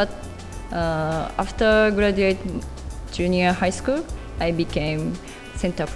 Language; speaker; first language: English; non-native, learner; Japanese